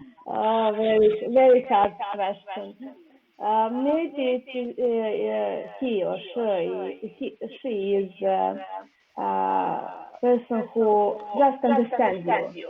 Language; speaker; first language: English; non-native, learner; Serbian